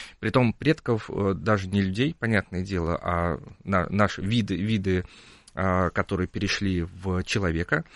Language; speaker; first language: Russian; native; Russian